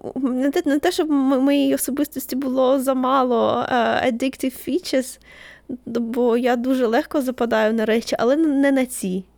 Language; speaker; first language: Ukrainian; native; Ukrainian